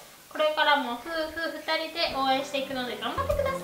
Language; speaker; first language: Japanese; native; Japanese